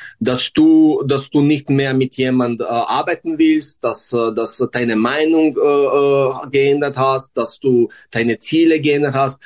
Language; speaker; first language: German; non-native, learner; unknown